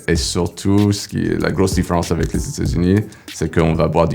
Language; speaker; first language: French; non-native, fluent; English